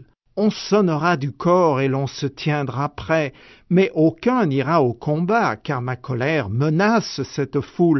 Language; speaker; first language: French; native; French